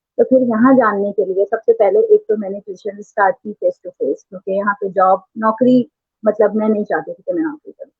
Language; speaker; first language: Urdu; native; Urdu